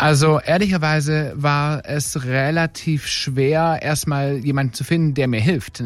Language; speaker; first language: German; native; German